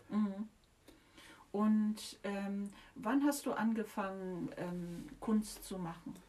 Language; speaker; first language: German; native; German